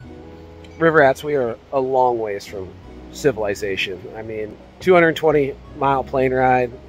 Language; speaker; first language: English; native; English